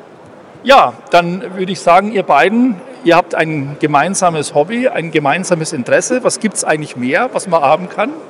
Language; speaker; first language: German; native; German